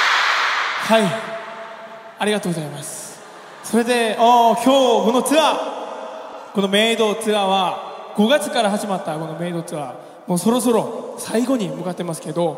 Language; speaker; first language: Japanese; non-native, fluent; Korean